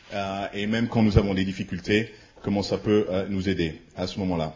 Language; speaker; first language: French; native; French